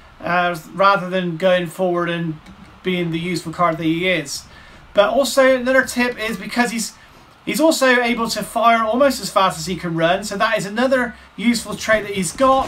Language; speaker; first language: English; native; English